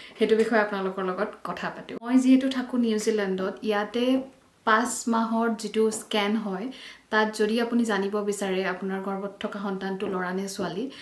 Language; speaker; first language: Assamese; native; Assamese